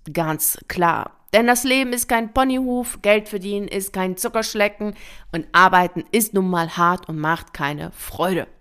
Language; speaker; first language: German; early bilingual, other home language; Persian